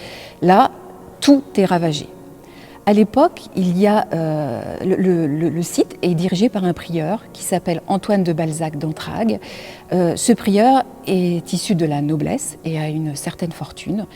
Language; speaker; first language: French; native; French